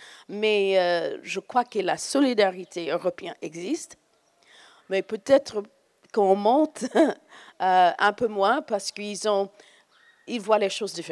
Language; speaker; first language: French; non-native, fluent; English